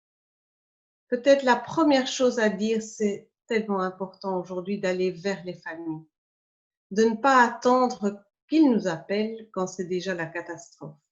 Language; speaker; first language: French; native; French